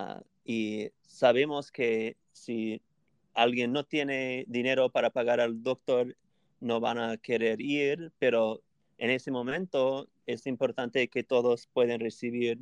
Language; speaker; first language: Spanish; non-native, fluent; English